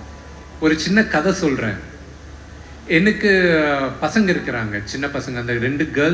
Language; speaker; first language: Tamil; non-native, local second language; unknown